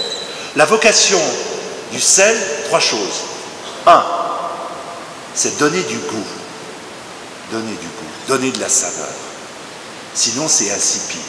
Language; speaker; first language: French; native; French